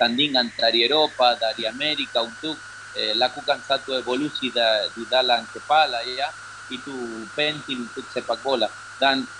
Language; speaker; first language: Indonesian; non-native, learner; Spanish